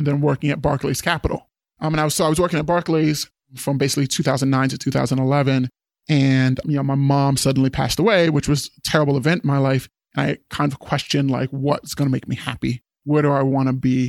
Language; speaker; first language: English; native; English